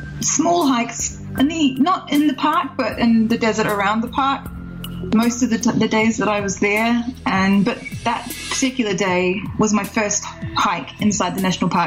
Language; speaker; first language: English; native; English